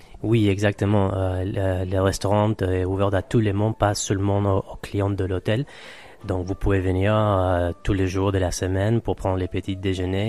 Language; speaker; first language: French; non-native, fluent; Spanish